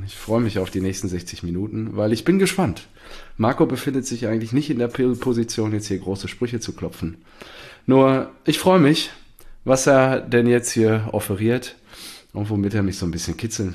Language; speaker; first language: German; native; German